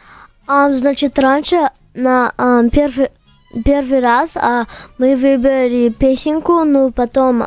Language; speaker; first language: Russian; early bilingual, heritage; English